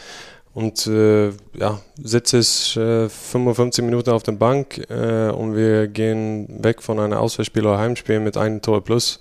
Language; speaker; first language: German; non-native, fluent; Swedish